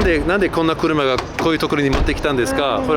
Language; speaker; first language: Japanese; non-native, fluent; English